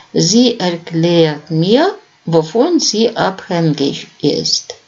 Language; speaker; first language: German; non-native, fluent; Russian